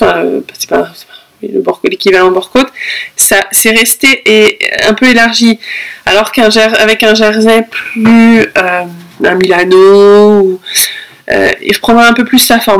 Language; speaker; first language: French; native; French